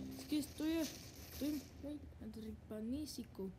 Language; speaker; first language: Spanish; early bilingual, other home language; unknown